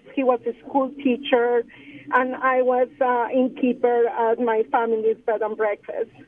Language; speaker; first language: English; non-native, fluent; Spanish